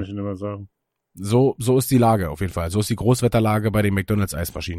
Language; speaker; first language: German; native; German